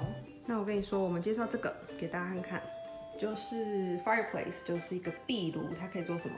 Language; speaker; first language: Chinese; native; Chinese